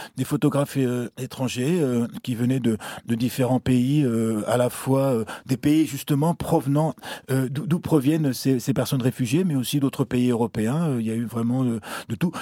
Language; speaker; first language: French; native; French